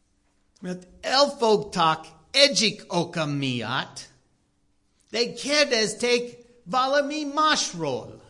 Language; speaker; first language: Hungarian; non-native, learner; English